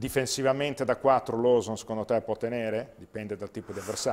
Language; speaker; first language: Italian; native; Italian